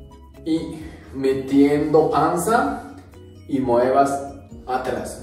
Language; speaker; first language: Spanish; non-native, learner; Japanese